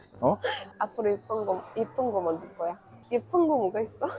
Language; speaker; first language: Korean; non-native, fluent; Arabic